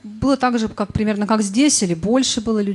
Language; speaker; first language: Russian; native; Russian